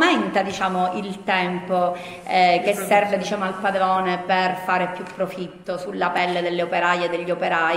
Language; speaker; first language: Italian; native; Italian